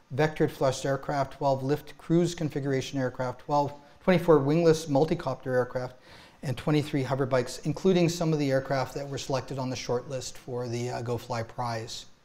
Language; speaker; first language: English; native; English